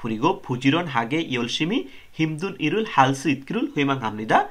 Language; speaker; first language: Korean; non-native, learner; Bangla